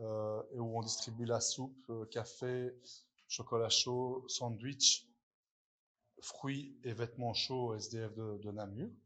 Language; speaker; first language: French; native; French